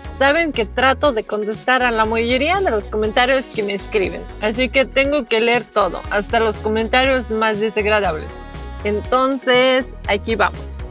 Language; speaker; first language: Spanish; non-native, fluent; Russian